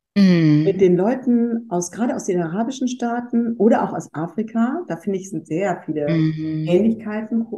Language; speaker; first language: German; native; German